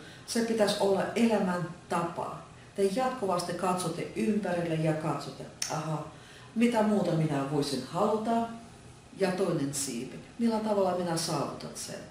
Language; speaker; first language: Finnish; non-native, fluent; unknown